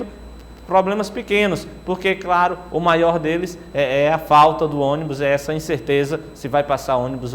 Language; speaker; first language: Portuguese; native; Portuguese